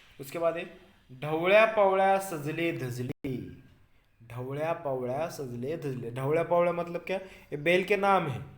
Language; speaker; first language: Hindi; non-native, local second language; Marathi